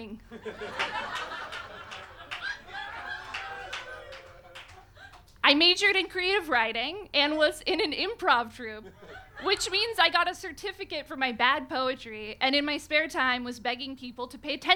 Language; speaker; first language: English; native; English